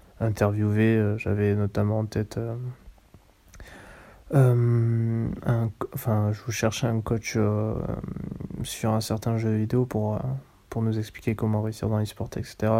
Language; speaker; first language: French; native; French